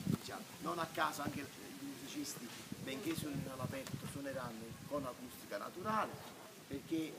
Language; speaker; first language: Italian; native; Italian